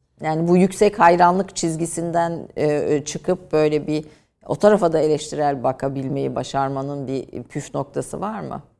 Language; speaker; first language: Turkish; native; Turkish